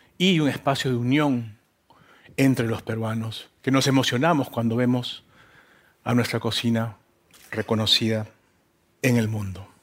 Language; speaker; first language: Spanish; native; Spanish